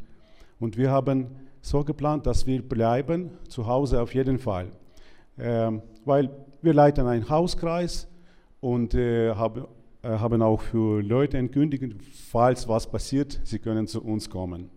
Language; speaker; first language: German; non-native, learner; Ukrainian